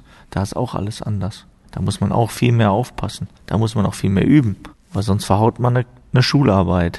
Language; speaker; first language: German; native; German